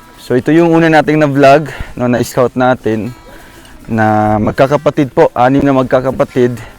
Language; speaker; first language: Filipino; non-native, local second language; Cebuano